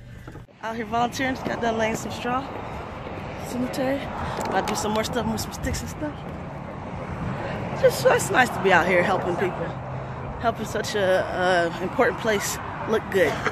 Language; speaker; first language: English; native; English